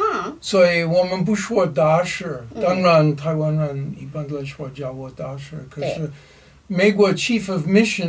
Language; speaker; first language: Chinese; non-native, learner; English